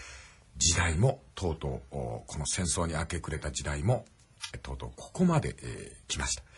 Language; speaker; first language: Japanese; native; Japanese